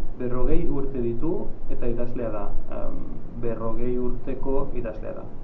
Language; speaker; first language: Basque; non-native, learner; Catalan